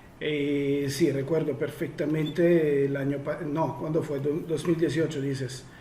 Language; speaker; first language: Spanish; non-native, fluent; Italian